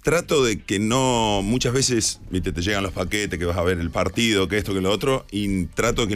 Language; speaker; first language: Spanish; native; Spanish